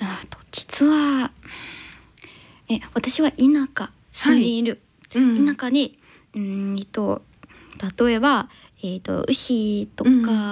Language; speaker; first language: Japanese; non-native, learner; English